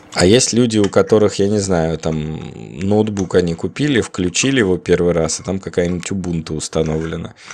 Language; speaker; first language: Russian; native; Russian